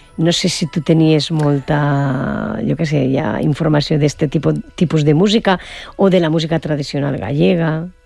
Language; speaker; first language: Catalan; native; Catalan